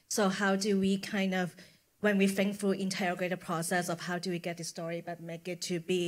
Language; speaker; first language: English; non-native, local second language; Cantonese